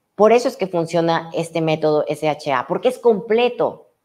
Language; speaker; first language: Spanish; native; Spanish